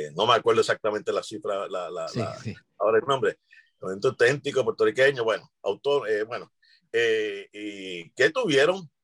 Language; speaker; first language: Spanish; native; Spanish